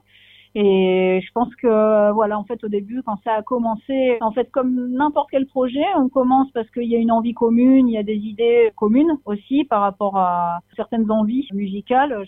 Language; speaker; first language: French; native; French